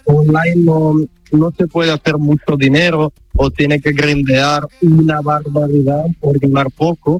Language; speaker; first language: Spanish; non-native, fluent; Italian